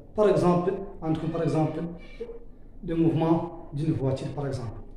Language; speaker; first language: French; non-native, local second language; Arabic